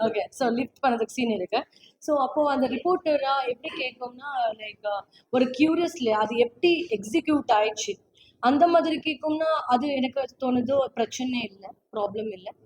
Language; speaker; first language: Tamil; non-native, fluent; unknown